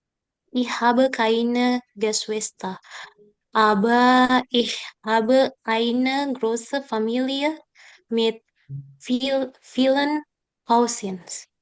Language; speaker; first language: German; non-native, learner; Indonesian